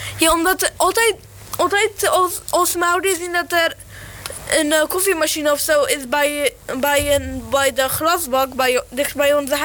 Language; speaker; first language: Dutch; early bilingual, other home language; Polish